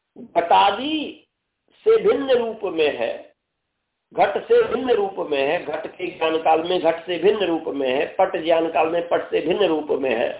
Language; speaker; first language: Hindi; native; Hindi